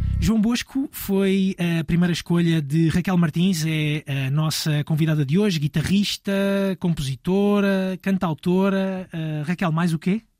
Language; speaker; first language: Portuguese; native; Portuguese